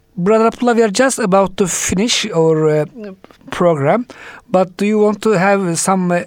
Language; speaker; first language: English; non-native, fluent; Turkish